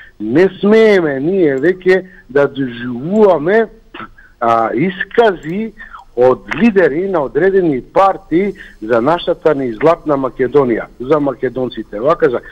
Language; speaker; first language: Macedonian; non-native, local second language; Albanian